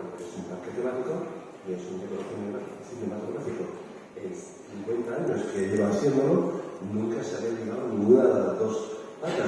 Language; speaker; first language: Spanish; native; Spanish